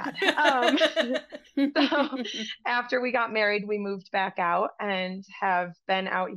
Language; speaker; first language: English; native; English